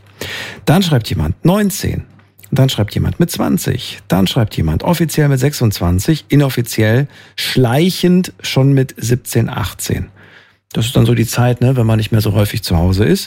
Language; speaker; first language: German; native; German